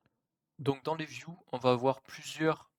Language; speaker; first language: French; native; French